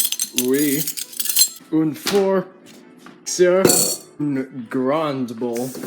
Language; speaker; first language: French; non-native, learner; English